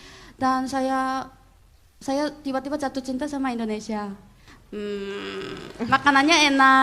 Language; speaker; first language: Indonesian; non-native, learner; Korean